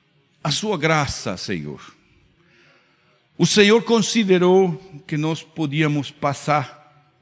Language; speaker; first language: Portuguese; non-native, fluent; Spanish